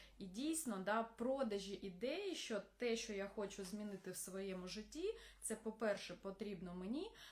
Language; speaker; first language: Ukrainian; non-native, local second language; Russian